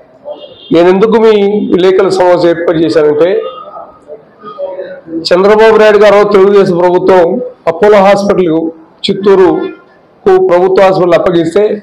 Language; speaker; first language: Telugu; native; Telugu